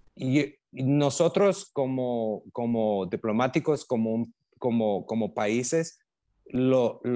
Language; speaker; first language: Spanish; non-native, fluent; English